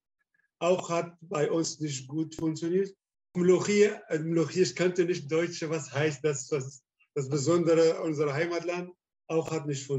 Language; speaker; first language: German; non-native, learner; Arabic